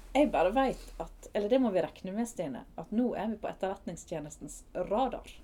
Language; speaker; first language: Norwegian; native; Norwegian